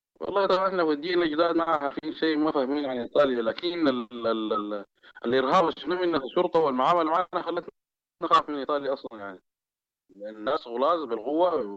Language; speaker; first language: Arabic; native; Arabic